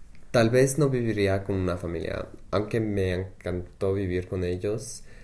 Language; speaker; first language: Spanish; non-native, fluent; English